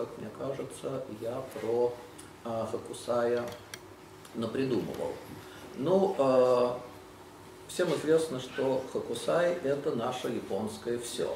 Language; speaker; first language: Russian; native; Russian